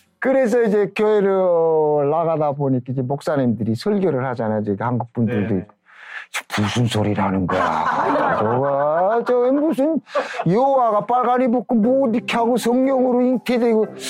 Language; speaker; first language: Korean; native; Korean